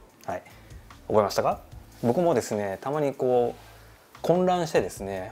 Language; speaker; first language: Japanese; native; Japanese